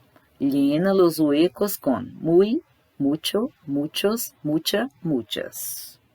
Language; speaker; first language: Spanish; non-native, fluent; Portuguese